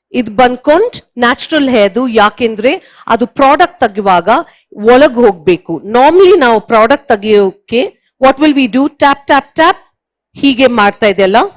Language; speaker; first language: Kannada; non-native, learner; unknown